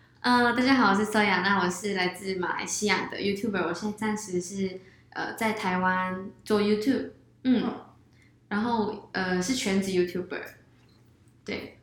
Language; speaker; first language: Chinese; native; Chinese